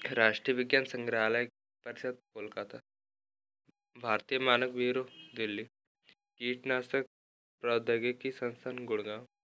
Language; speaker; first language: Hindi; native; Hindi